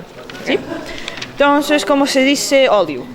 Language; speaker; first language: Spanish; non-native, learner; Portuguese